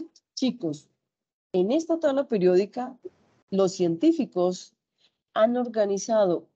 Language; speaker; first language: Spanish; native; Spanish